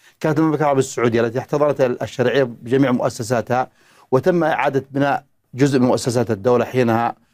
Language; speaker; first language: Arabic; native; Arabic